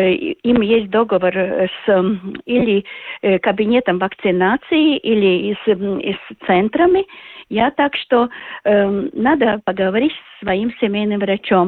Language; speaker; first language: Russian; non-native, local second language; Latvian